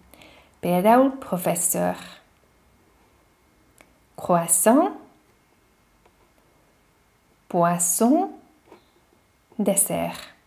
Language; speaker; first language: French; non-native, fluent; Hungarian